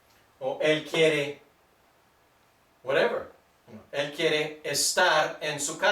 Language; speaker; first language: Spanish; non-native, fluent; English